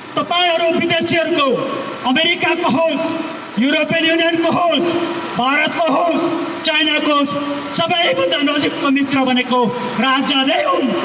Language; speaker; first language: Nepali; native; Nepali